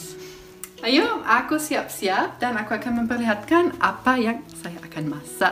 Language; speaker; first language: Indonesian; non-native, fluent; German